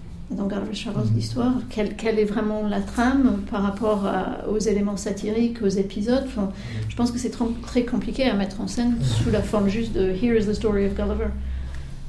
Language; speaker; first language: French; native; French